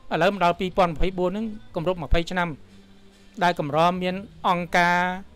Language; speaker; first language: Khmer; native; Khmer